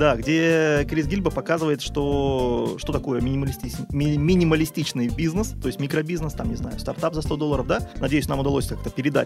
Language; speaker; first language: Russian; native; Russian